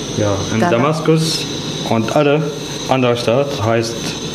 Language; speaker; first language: German; non-native, learner; Arabic